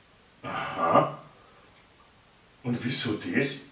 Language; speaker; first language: German; native; German